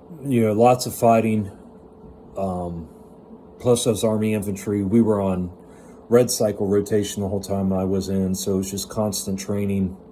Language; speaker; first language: English; native; English